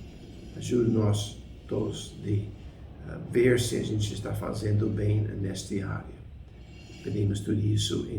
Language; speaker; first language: Portuguese; non-native, fluent; English